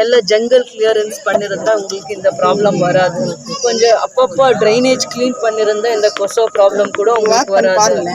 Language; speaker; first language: Tamil; non-native, local second language; Kannada